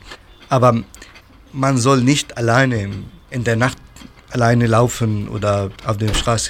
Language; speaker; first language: German; non-native, learner; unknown